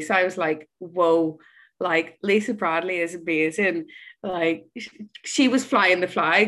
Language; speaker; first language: English; native; English